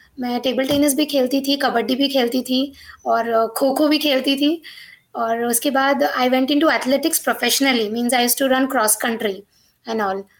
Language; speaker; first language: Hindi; non-native, local second language; Marathi